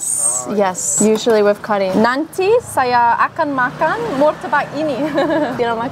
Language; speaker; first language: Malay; non-native, learner; English